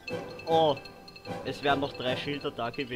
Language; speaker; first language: German; native; German